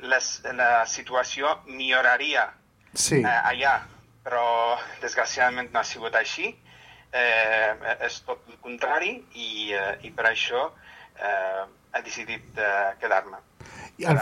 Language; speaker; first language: Catalan; non-native, fluent; Arabic